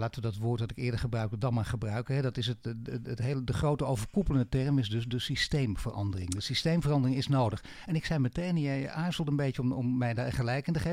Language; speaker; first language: Dutch; native; Dutch